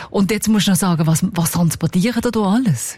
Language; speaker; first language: German; native; German